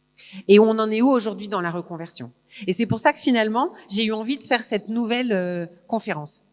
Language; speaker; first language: French; native; French